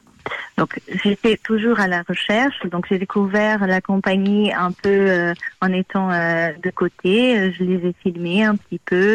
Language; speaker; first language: French; non-native, fluent; Portuguese